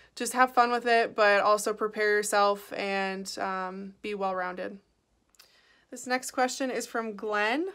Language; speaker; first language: English; native; English